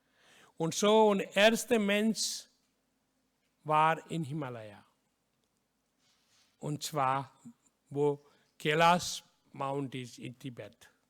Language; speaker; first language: German; non-native, learner; Hindi